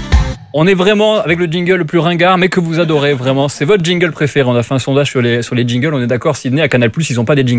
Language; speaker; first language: French; native; French